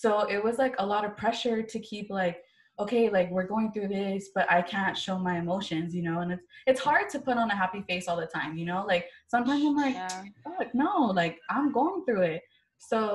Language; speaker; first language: English; native; English